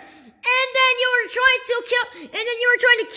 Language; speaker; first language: English; native; English